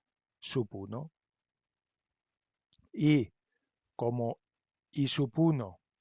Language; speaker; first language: Spanish; native; Spanish